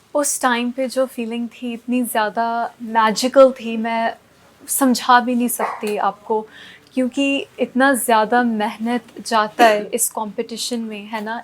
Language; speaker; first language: Hindi; non-native, local second language; Punjabi